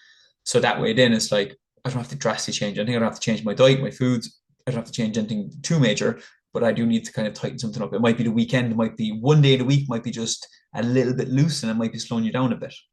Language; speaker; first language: English; native; English